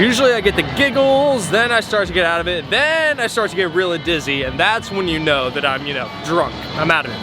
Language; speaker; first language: English; native; English